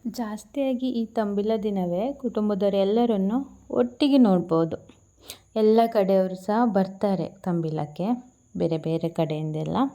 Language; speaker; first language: Kannada; non-native, local second language; Tulu